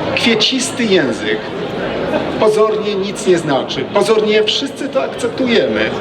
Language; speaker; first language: Polish; native; Polish